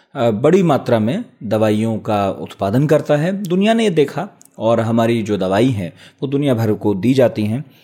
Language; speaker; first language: Hindi; native; Hindi